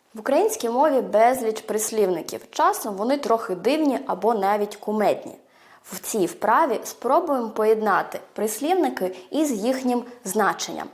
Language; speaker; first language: Ukrainian; early bilingual, heritage; Ukrainian